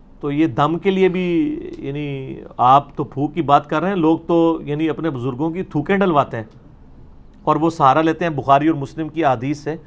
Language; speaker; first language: Urdu; native; Urdu